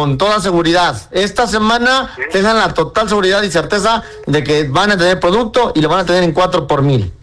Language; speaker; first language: Spanish; native; Spanish